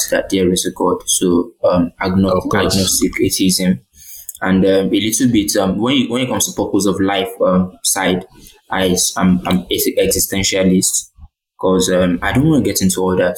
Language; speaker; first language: English; non-native, local second language; Yoruba